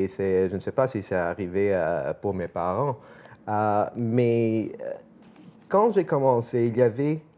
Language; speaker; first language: French; non-native, fluent; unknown